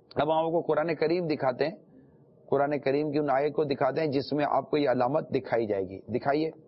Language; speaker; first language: Urdu; non-native, local second language; Memoni